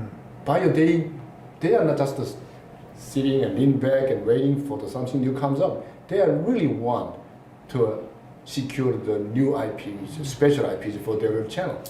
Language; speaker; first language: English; non-native, learner; Korean